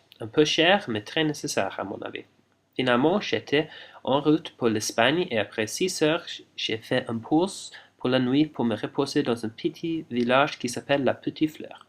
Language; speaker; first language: French; non-native, fluent; English